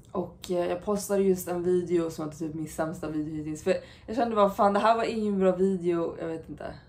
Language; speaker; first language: Swedish; native; Swedish